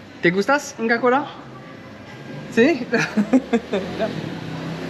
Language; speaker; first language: Spanish; non-native, learner; French